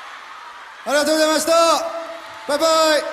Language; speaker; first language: Japanese; non-native, fluent; Korean